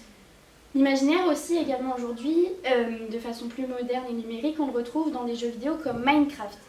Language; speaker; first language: French; native; French